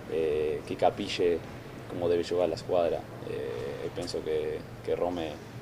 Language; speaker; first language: Italian; non-native, fluent; Spanish